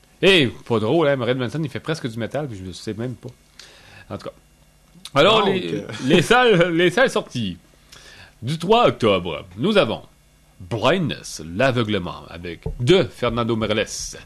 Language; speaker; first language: French; native; French